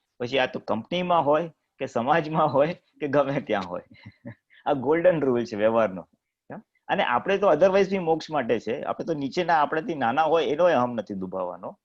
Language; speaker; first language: Gujarati; native; Gujarati